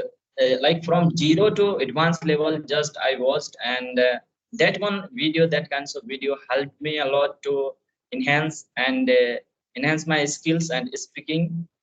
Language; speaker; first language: English; non-native, fluent; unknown